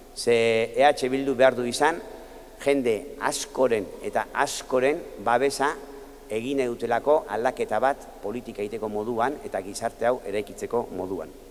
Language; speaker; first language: Basque; native; Basque